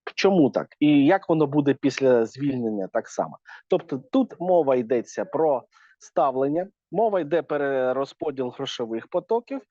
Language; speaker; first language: Ukrainian; native; Ukrainian